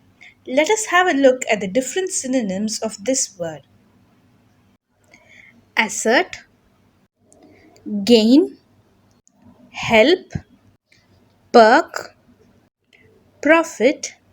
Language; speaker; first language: English; non-native, local second language; Tamil